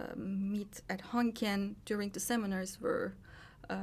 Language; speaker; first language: English; non-native, fluent; Turkish